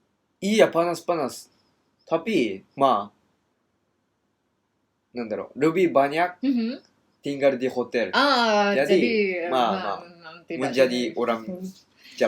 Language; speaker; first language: Indonesian; non-native, learner; Japanese